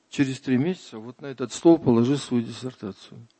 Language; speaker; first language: Russian; native; Russian